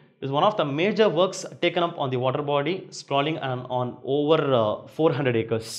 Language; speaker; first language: English; non-native, local second language; Tamil